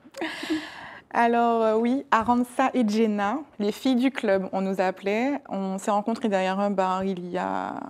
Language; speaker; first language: French; native; French